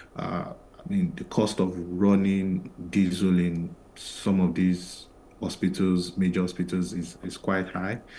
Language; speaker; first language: English; non-native, local second language; Yoruba